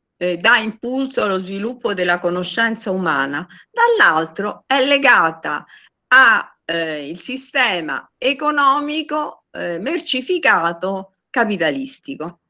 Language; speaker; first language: Italian; native; Italian